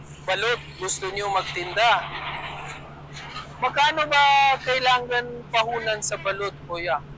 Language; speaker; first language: Filipino; non-native, learner; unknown